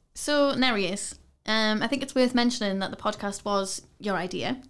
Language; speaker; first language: English; native; English